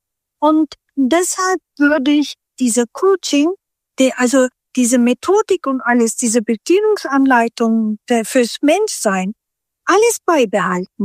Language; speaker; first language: German; early bilingual, other home language; Turkish